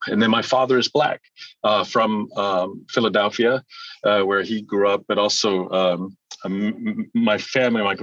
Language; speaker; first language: English; early bilingual, other home language; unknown